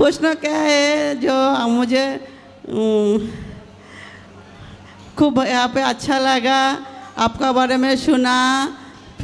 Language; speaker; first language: Hindi; non-native, local second language; Bangla